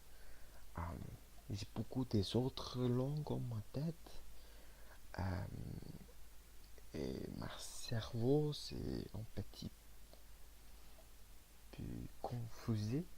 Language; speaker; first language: French; non-native, learner; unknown